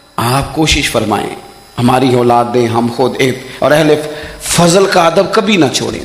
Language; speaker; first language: Urdu; non-native, local second language; Punjabi